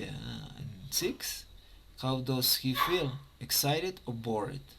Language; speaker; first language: English; non-native, fluent; Spanish